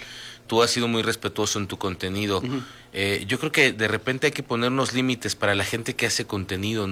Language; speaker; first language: Spanish; native; Spanish